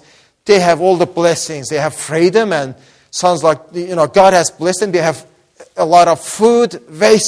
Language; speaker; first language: English; non-native, fluent; Persian